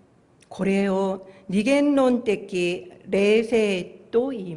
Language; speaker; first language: Japanese; non-native, fluent; Korean